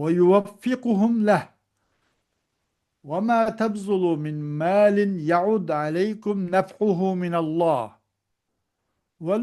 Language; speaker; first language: Arabic; non-native, fluent; Uyghur